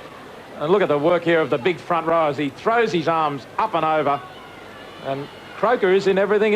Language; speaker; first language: English; native; English